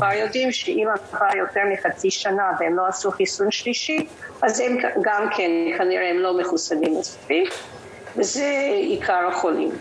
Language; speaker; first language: Hebrew; non-native, fluent; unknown